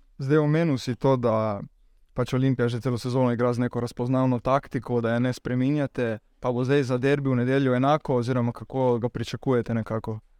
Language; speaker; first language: Slovenian; native; Slovenian